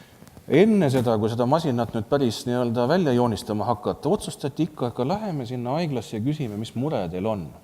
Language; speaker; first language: Estonian; native; Estonian